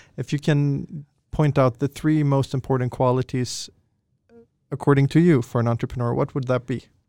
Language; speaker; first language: English; non-native, fluent; Swedish